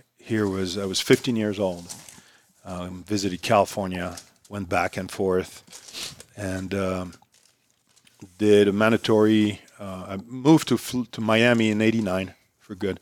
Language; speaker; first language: English; non-native, fluent; French